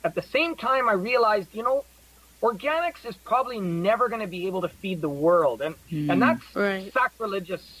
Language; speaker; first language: English; native; English